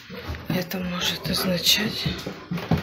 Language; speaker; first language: Russian; native; Russian